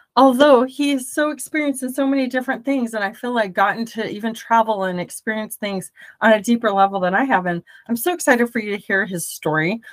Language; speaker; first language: English; native; English